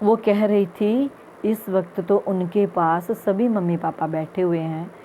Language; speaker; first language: Hindi; non-native, local second language; Punjabi